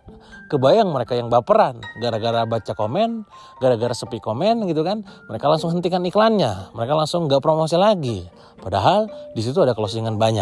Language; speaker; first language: Indonesian; native; Indonesian